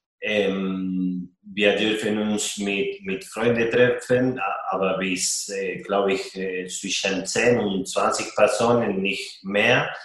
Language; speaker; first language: German; non-native, fluent; Spanish